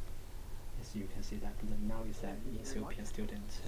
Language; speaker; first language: English; non-native, learner; Chinese